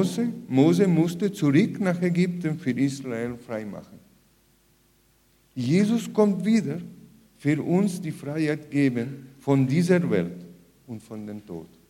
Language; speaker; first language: German; non-native, fluent; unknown